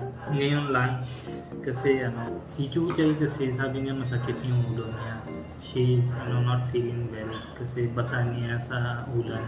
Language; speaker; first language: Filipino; non-native, learner; Punjabi